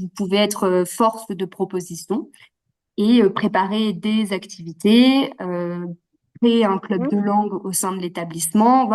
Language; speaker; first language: French; native; French